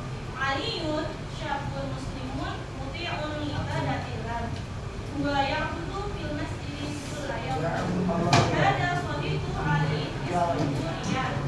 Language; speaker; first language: Arabic; non-native, fluent; Indonesian